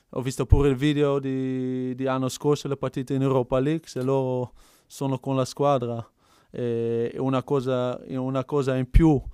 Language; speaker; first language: Italian; non-native, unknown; Dutch